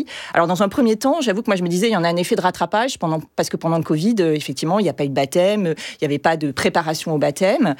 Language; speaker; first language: French; native; French